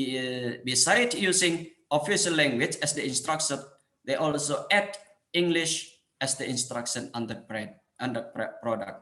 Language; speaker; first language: English; non-native, fluent; Indonesian